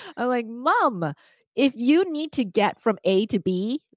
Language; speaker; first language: English; non-native, fluent; Cantonese